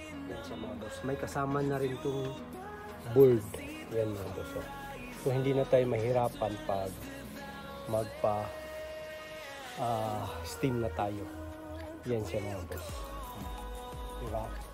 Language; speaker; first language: Filipino; native; Filipino